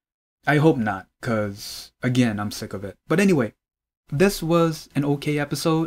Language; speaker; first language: English; native; English